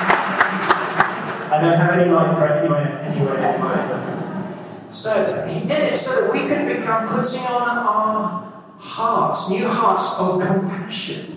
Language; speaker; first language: English; native; English